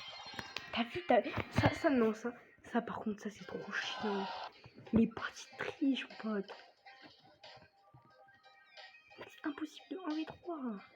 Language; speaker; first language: French; native; French